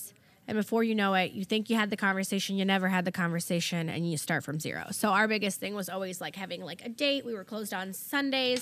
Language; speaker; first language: English; early bilingual, other home language; German